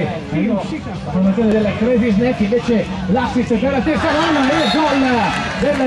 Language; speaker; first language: Italian; native; Italian